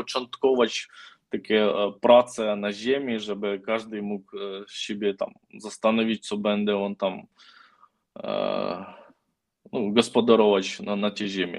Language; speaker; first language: Polish; non-native, learner; Ukrainian